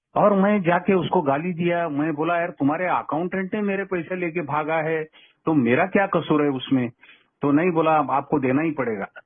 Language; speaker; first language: Hindi; non-native, local second language; Kannada